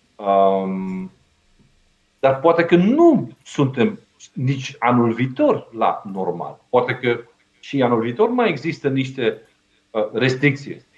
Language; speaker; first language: Romanian; non-native, fluent; Dutch